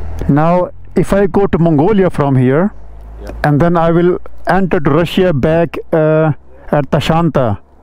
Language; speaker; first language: English; non-native, local second language; Hindi